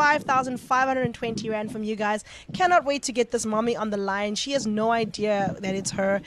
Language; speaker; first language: English; native; English